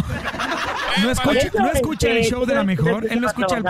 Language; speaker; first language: Spanish; native; Spanish